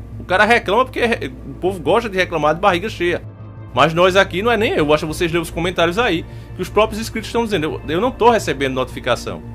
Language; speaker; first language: Portuguese; native; Portuguese